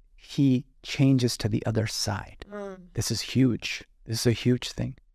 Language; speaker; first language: English; non-native, local second language; Urdu